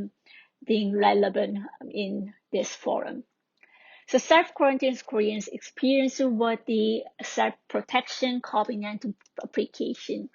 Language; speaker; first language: English; non-native, fluent; Korean